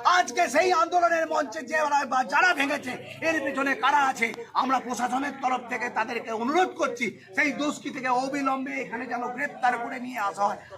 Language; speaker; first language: Bangla; non-native, local second language; Santali